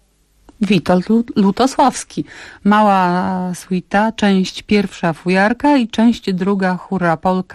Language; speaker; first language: Polish; native; Polish